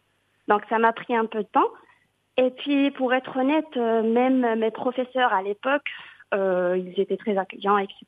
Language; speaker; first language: French; non-native, local second language; Arabic